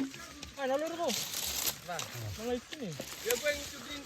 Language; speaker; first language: English; non-native, local second language; Fijian